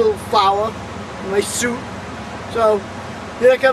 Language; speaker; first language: English; native; English